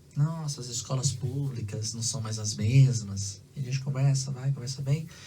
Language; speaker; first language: Portuguese; native; Portuguese